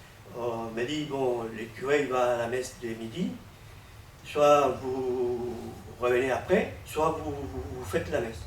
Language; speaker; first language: French; non-native, fluent; Spanish